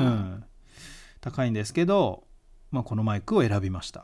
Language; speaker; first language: Japanese; native; Japanese